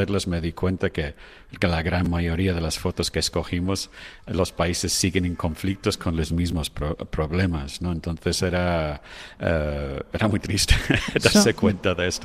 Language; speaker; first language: Spanish; non-native, fluent; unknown